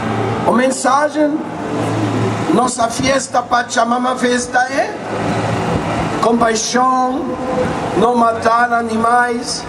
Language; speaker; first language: Portuguese; non-native, fluent; Spanish